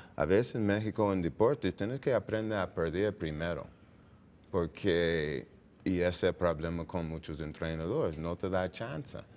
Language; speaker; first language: Spanish; non-native, learner; English